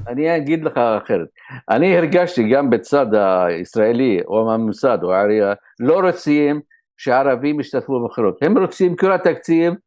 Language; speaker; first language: Hebrew; non-native, local second language; Arabic